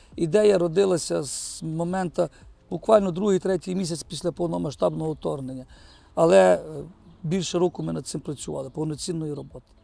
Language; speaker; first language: Ukrainian; native; Ukrainian